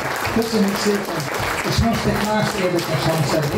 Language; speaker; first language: Hungarian; non-native, fluent; German